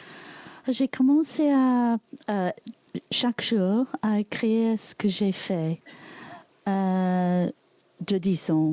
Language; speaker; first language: French; non-native, learner; English